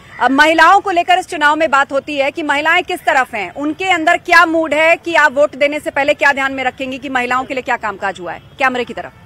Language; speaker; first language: Hindi; native; Hindi